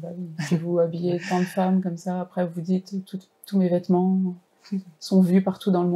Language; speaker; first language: French; native; French